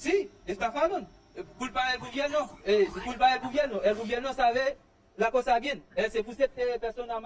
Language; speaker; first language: Spanish; non-native, learner; Haitian Creole